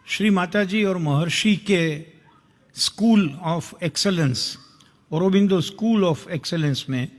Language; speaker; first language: Hindi; non-native, local second language; Gujarati